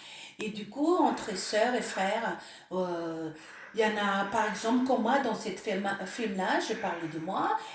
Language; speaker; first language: French; non-native, local second language; Malagasy